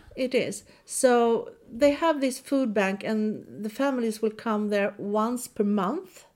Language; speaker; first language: English; non-native, fluent; Swedish